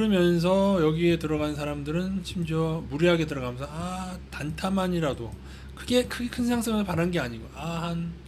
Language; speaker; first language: Korean; native; Korean